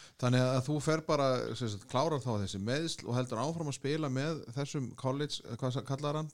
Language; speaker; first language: Icelandic; native; Icelandic